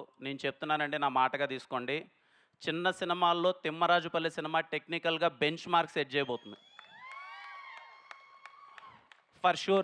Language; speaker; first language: Telugu; native; Telugu